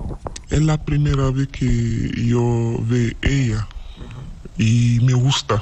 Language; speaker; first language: Spanish; non-native, learner; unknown